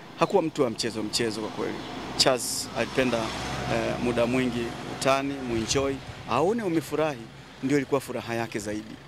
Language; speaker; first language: Swahili; native; Swahili